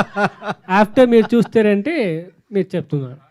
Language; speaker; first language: Telugu; non-native, learner; Tamil